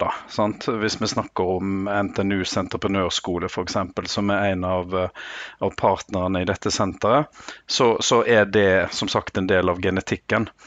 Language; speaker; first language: Norwegian; native; Norwegian